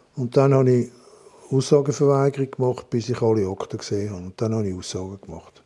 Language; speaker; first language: German; non-native, local second language; French